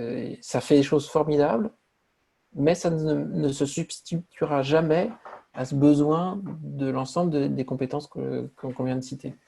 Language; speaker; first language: French; native; French